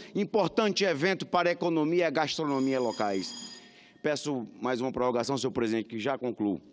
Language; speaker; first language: Portuguese; native; Portuguese